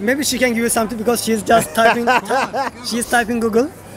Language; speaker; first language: English; non-native, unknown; Turkish